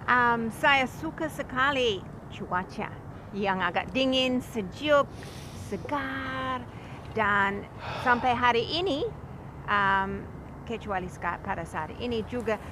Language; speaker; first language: Indonesian; non-native, fluent; English